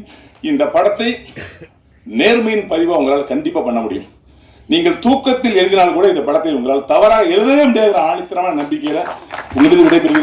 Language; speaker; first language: Tamil; native; Tamil